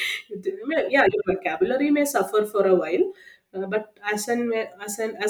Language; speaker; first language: English; non-native, local second language; Malayalam